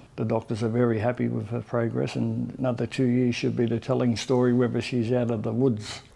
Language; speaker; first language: English; native; English